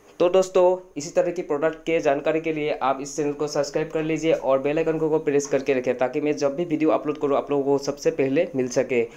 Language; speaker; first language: Hindi; native; Hindi